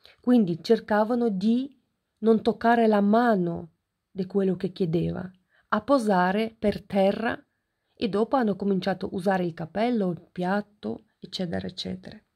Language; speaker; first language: Italian; non-native, fluent; Ukrainian